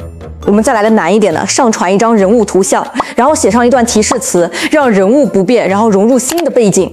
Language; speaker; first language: Chinese; native; Chinese